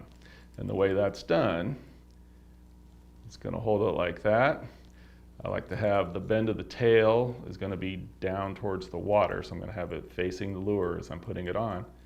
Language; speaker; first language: English; native; English